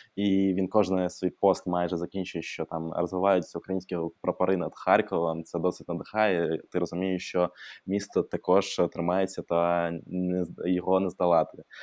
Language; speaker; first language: Ukrainian; non-native, local second language; Russian